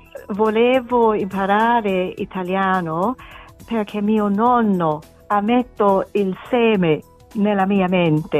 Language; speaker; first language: Italian; non-native, learner; German